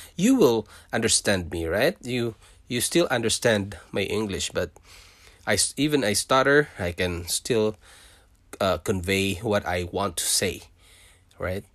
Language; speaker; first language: English; non-native, local second language; Filipino